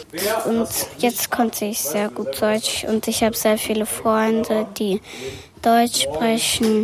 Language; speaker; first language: German; early bilingual, other home language; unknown